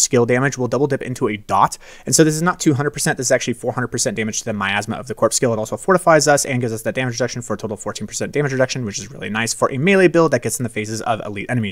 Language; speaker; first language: English; native; English